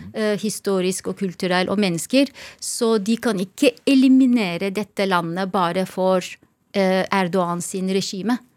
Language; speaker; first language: Norwegian; non-native, fluent; Turkish